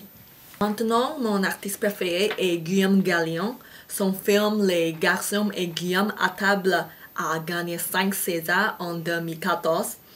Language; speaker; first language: French; non-native, fluent; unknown